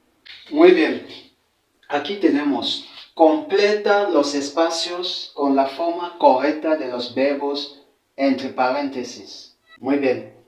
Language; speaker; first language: Spanish; non-native, fluent; French